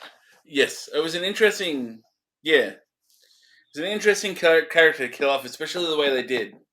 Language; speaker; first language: English; native; English